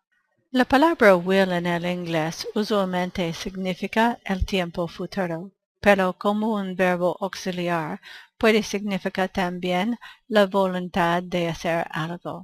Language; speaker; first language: Spanish; non-native, fluent; English